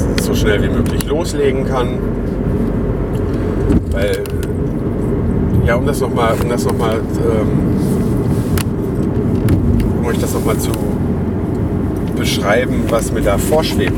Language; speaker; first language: German; native; German